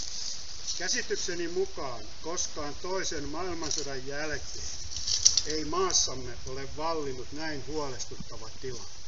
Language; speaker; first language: Finnish; native; Finnish